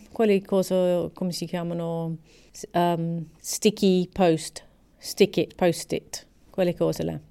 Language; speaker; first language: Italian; non-native, learner; English